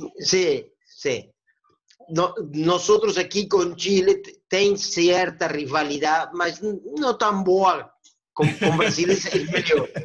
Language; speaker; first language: Portuguese; non-native, learner; Spanish